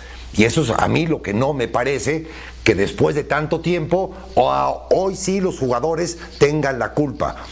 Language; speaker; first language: Spanish; native; Spanish